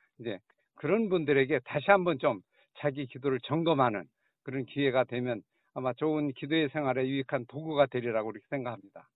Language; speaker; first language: Korean; native; Korean